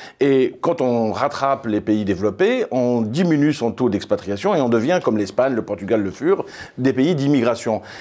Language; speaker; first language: French; early bilingual, other home language; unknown